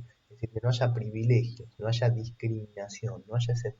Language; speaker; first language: Spanish; native; Spanish